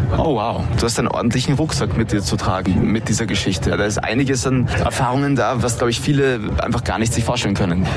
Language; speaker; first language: German; native; German